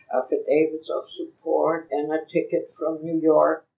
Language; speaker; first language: English; non-native, fluent; Yiddish